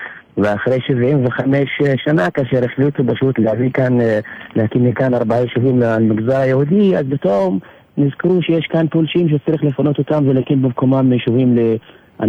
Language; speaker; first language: Hebrew; native; Hebrew